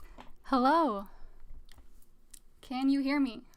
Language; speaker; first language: English; native; English